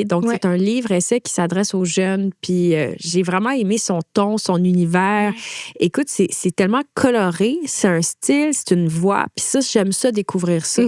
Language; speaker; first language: French; native; French